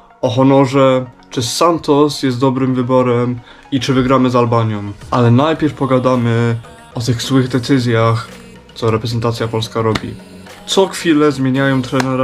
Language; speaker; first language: Polish; early bilingual, heritage; Polish